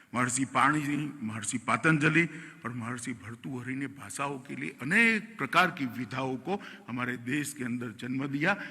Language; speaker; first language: Hindi; non-native, local second language; Gujarati